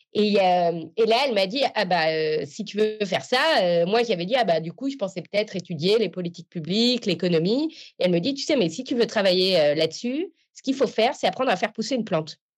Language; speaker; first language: French; native; French